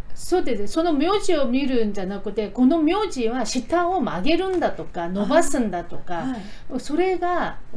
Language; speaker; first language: Japanese; non-native, fluent; Korean